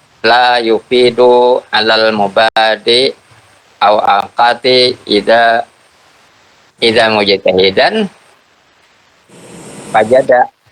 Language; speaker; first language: Arabic; non-native, learner; Indonesian